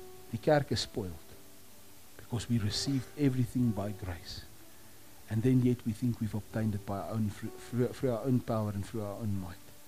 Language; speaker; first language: English; non-native, local second language; Afrikaans